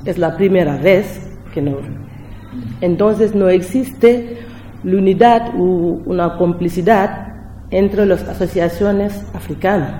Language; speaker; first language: Spanish; non-native, learner; French